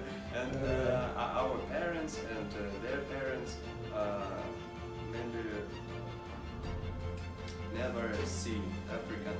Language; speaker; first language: English; non-native, learner; Russian